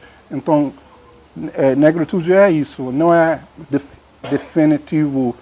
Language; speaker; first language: Portuguese; non-native, learner; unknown